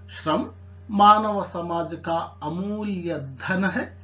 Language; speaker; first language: Hindi; non-native, local second language; Telugu